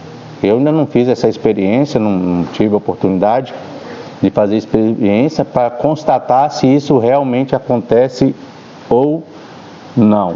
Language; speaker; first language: Portuguese; native; Portuguese